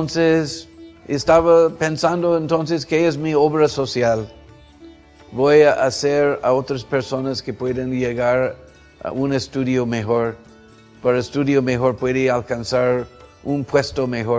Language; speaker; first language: Spanish; non-native, fluent; English